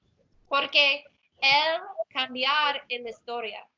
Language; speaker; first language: Spanish; non-native, learner; English